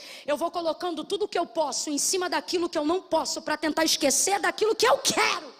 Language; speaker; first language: Portuguese; native; Portuguese